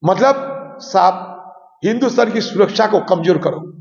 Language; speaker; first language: Hindi; non-native, local second language; Bangla